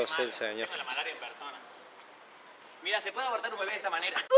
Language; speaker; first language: Spanish; native; Spanish